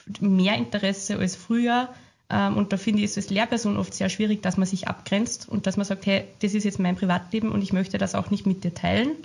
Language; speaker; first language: German; native; German